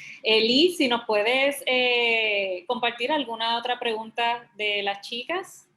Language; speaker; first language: Spanish; native; Spanish